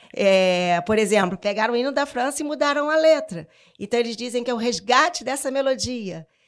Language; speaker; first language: Portuguese; native; Portuguese